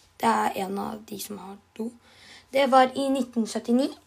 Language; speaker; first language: Norwegian; non-native, learner; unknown